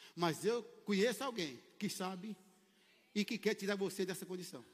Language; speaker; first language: Portuguese; native; Portuguese